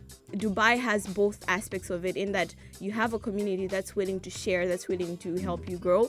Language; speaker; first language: English; non-native, local second language; Nyanja